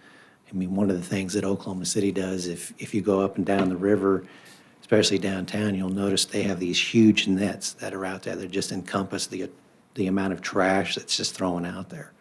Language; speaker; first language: English; native; English